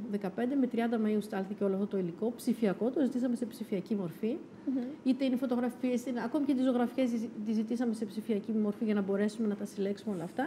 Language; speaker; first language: Greek; native; Greek